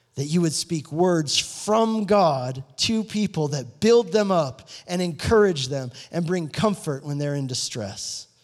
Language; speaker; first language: English; native; English